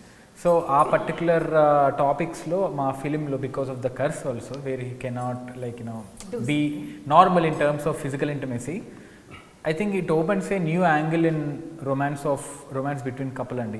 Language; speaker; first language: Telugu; native; Telugu